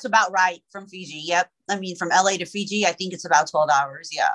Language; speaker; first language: English; early bilingual, other home language; Persian